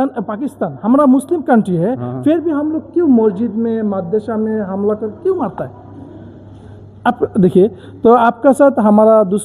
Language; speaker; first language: Hindi; non-native, learner; Bangla